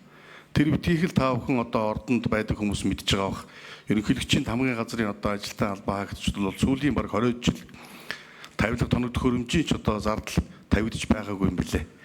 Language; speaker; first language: Mongolian; native; Mongolian